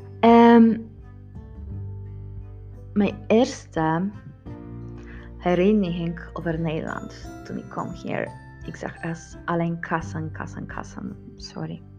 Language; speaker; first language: Dutch; non-native, learner; Polish